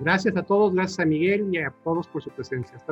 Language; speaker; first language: Spanish; native; Spanish